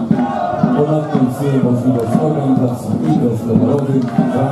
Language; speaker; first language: Polish; native; Polish